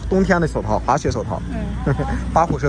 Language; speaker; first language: Chinese; native; Chinese